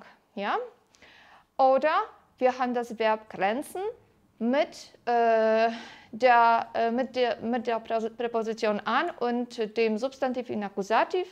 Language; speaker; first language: German; non-native, fluent; Polish